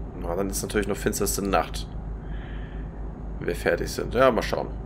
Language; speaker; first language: German; native; German